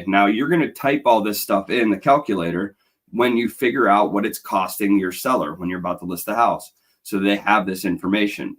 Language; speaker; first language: English; native; English